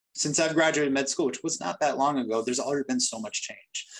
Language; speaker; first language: English; native; English